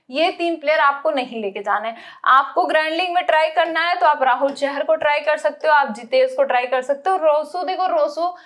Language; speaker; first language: Hindi; native; Hindi